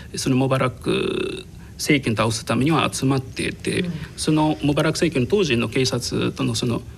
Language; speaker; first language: Japanese; non-native, fluent; Arabic